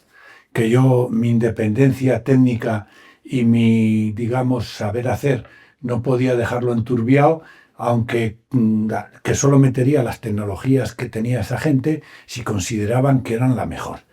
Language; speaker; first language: Spanish; native; Spanish